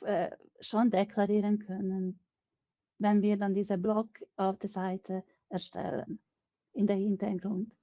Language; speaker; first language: German; non-native, fluent; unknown